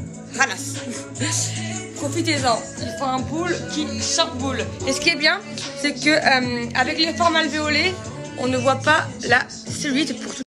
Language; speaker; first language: French; native; French